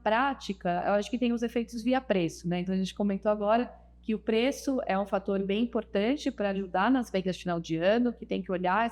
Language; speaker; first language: Portuguese; native; Portuguese